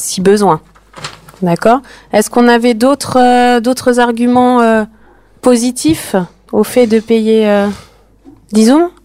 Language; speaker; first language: French; native; French